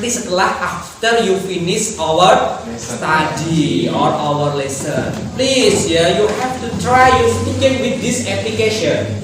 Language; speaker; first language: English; non-native, learner; Indonesian